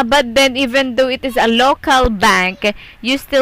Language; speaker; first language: English; non-native, local second language; Filipino